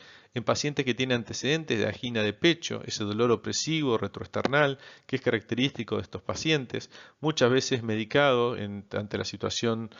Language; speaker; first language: Spanish; native; Spanish